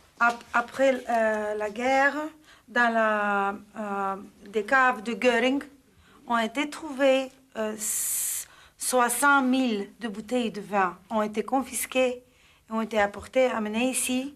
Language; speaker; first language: French; non-native, fluent; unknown